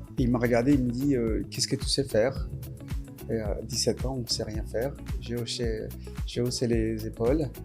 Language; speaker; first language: French; non-native, fluent; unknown